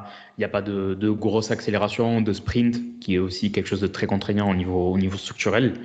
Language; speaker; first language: French; native; French